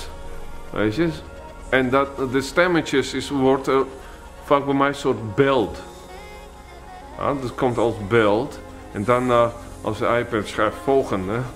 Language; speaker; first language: Dutch; non-native, fluent; Georgian